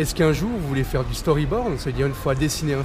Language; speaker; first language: French; native; French